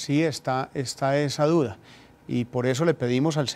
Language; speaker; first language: Spanish; native; Spanish